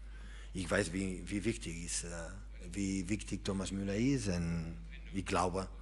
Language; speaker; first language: German; non-native, learner; Catalan